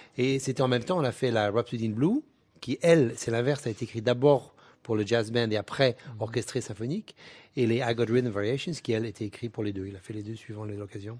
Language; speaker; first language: French; native; French